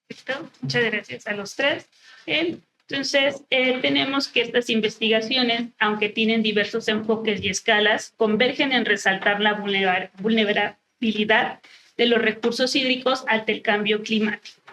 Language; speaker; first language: Spanish; native; Spanish